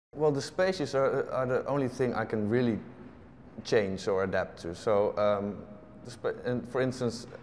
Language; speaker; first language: English; non-native, fluent; Dutch